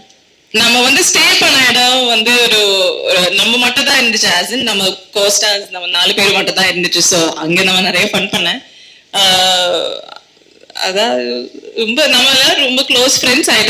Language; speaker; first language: Tamil; non-native, learner; Malayalam